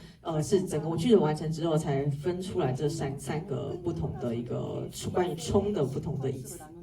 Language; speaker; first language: Chinese; native; Chinese